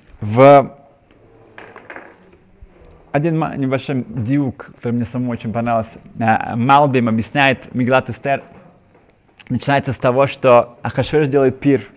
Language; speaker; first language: Russian; native; Russian